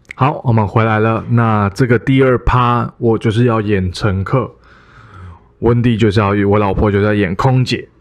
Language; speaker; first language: Chinese; early bilingual, heritage; Chinese